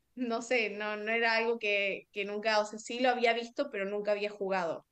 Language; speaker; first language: Spanish; native; Spanish